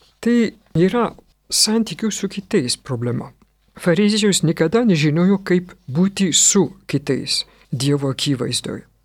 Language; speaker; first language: Lithuanian; non-native, fluent; French